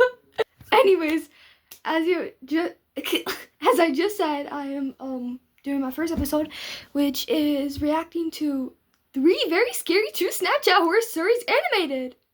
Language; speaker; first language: English; native; English